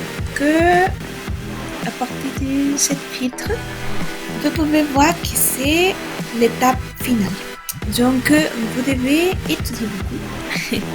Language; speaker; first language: French; non-native, learner; Spanish